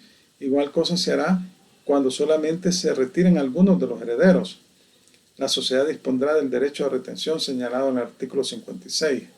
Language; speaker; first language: Spanish; native; Spanish